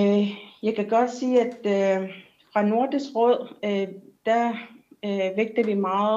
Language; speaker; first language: Danish; non-native, local second language; Kalaallisut